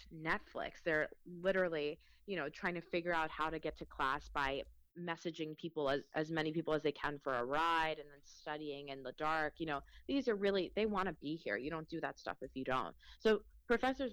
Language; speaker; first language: English; early bilingual, other home language; Spanish